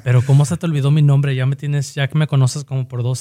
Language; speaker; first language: Spanish; early bilingual, heritage; Spanish